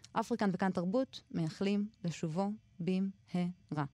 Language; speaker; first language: Hebrew; native; Hebrew